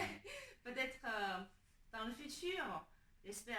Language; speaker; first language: French; non-native, fluent; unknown